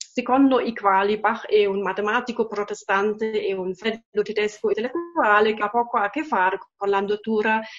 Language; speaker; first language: Italian; non-native, fluent; German